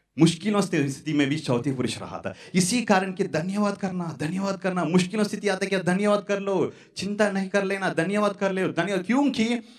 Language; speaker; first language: Hindi; non-native, local second language; Tamil